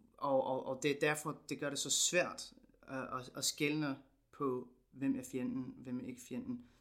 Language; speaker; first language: Danish; non-native, fluent; English